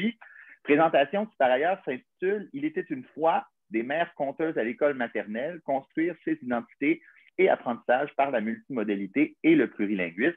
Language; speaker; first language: French; native; French